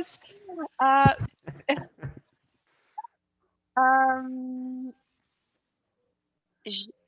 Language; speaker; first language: French; non-native, learner; Portuguese